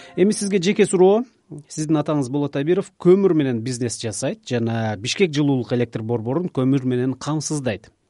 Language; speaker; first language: Kyrgyz; native; Kyrgyz